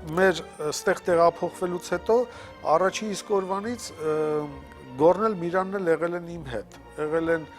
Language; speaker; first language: Armenian; native; Armenian